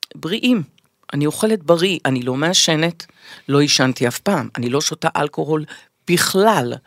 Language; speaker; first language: Hebrew; native; Hebrew